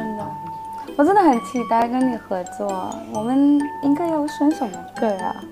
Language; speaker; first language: Chinese; non-native, fluent; Malay